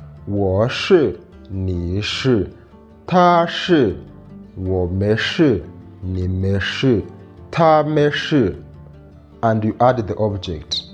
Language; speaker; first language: Chinese; non-native, fluent; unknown